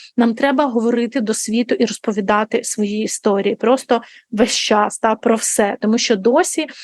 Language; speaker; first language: Ukrainian; native; Ukrainian